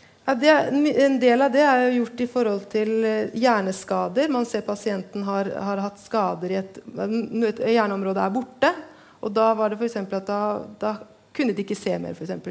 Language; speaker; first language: Norwegian; native; Norwegian